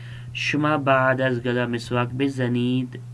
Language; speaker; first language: Persian; non-native, fluent; Urdu